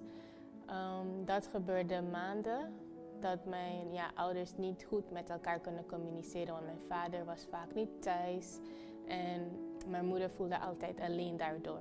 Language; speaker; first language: Dutch; non-native, fluent; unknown